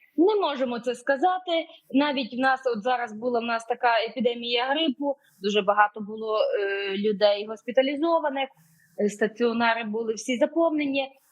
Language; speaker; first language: Ukrainian; native; Ukrainian